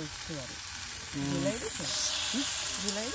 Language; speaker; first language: Japanese; non-native, fluent; Filipino